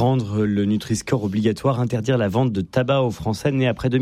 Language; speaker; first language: French; native; French